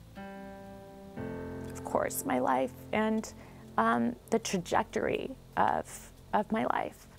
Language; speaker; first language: English; native; English